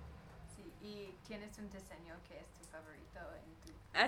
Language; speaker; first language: Spanish; non-native, learner; English